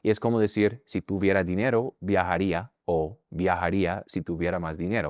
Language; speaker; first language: Spanish; non-native, fluent; English